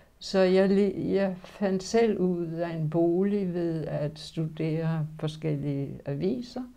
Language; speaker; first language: Danish; early bilingual, other home language; Polish